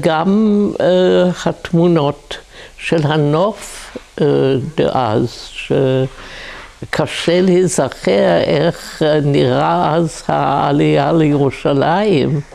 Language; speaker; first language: Hebrew; non-native, fluent; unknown